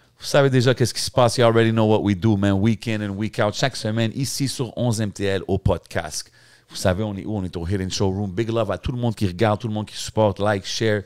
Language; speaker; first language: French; native; French